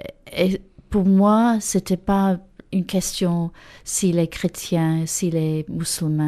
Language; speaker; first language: French; non-native, fluent; English